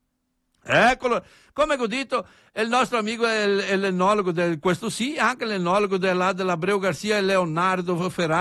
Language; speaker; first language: Italian; early bilingual, heritage; Venetian